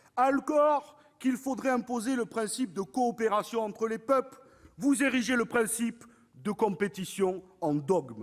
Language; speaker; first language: French; native; French